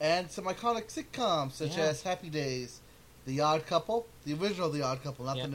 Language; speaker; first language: English; native; English